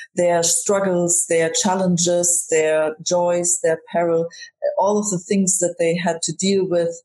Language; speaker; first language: English; non-native, fluent; German